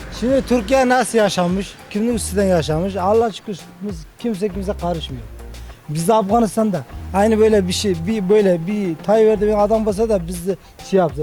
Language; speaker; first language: Turkish; non-native, learner; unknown